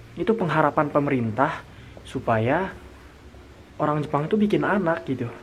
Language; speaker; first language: Indonesian; native; Indonesian